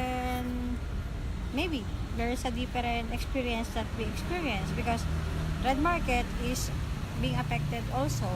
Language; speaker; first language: English; non-native, learner; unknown